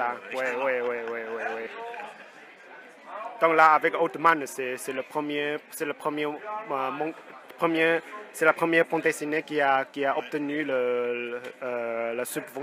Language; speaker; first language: French; non-native, fluent; Chinese